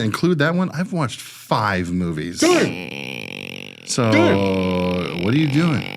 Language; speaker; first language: English; native; English